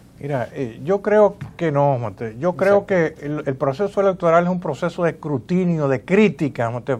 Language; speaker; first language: Spanish; native; Spanish